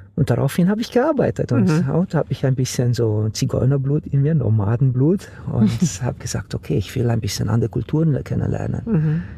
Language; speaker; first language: German; non-native, fluent; Romanian